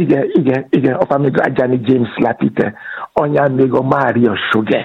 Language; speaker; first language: Hungarian; non-native, fluent; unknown